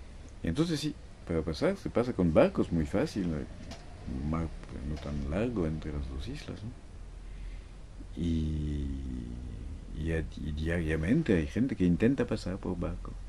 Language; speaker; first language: Spanish; non-native, fluent; French